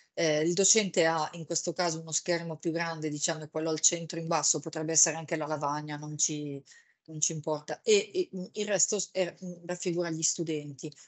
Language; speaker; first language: Italian; native; Italian